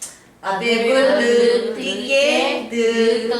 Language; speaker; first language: French; non-native, learner; Korean